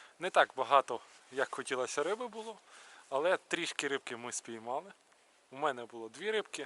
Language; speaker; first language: Ukrainian; native; Ukrainian